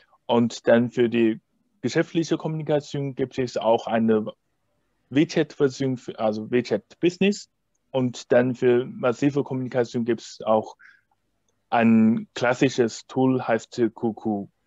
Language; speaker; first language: German; non-native, fluent; Chinese